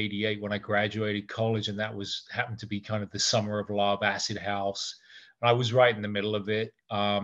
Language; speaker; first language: English; native; English